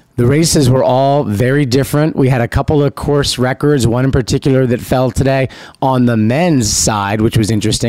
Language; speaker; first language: English; native; English